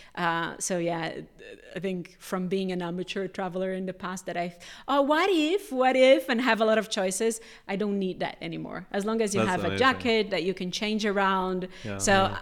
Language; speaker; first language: English; non-native, fluent; Portuguese